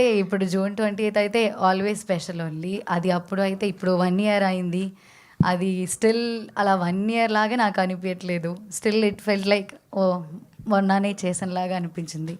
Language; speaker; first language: Telugu; non-native, fluent; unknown